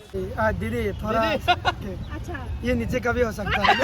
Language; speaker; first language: Hindi; non-native, local second language; Bangla